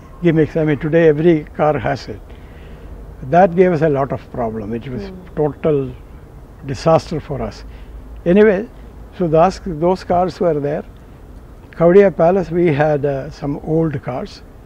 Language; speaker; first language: English; non-native, local second language; Malayalam